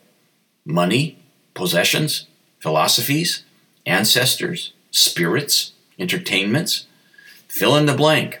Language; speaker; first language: English; native; English